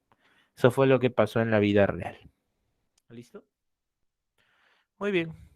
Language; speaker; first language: Spanish; native; Spanish